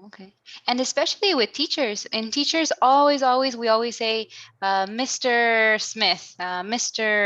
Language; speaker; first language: English; non-native, fluent; Spanish